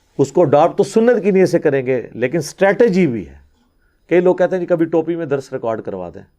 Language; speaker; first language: Urdu; non-native, local second language; Punjabi